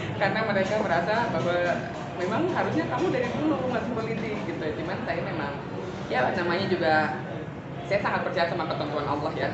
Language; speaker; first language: Indonesian; native; Indonesian